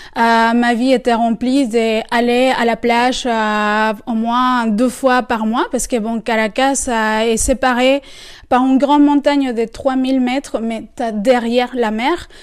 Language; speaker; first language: French; non-native, fluent; Spanish